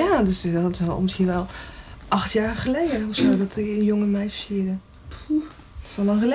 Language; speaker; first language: Dutch; native; Dutch